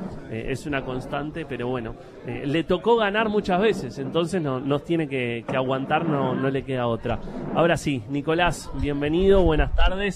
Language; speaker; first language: Spanish; native; Spanish